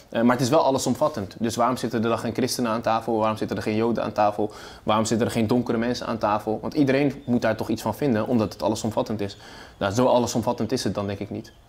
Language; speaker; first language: Dutch; early bilingual, other home language; Arabic